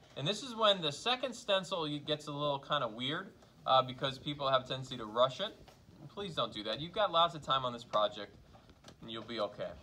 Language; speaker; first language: English; native; English